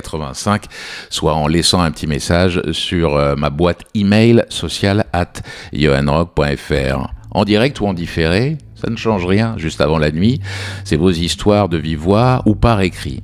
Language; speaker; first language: French; native; French